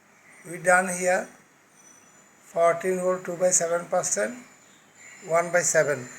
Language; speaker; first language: English; non-native, fluent; Bangla